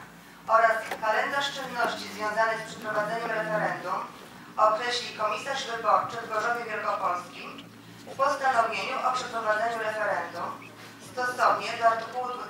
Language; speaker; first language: Polish; native; Polish